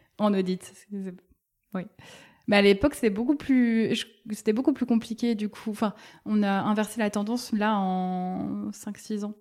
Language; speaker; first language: French; native; French